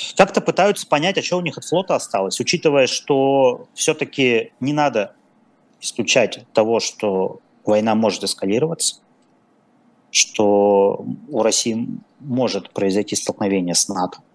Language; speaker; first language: Russian; native; Russian